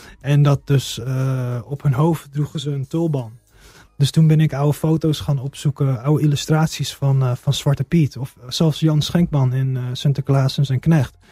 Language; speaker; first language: Dutch; early bilingual, heritage; Dutch